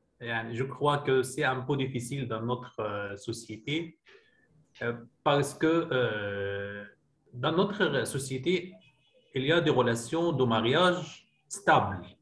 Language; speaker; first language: French; non-native, learner; Arabic